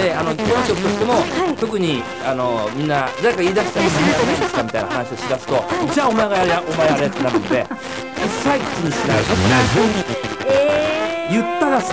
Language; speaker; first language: Japanese; native; Japanese